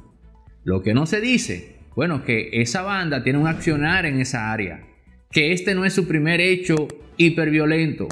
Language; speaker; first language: Spanish; native; Spanish